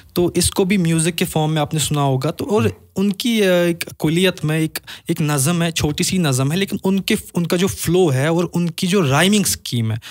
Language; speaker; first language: Hindi; non-native, local second language; Kashmiri